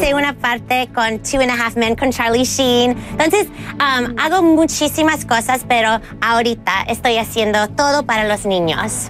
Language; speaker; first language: Spanish; early bilingual, heritage; English